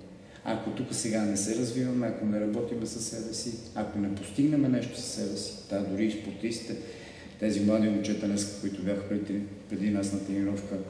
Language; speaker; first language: Bulgarian; native; Bulgarian